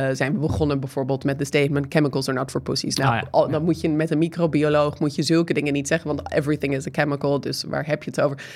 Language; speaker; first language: Dutch; non-native, fluent; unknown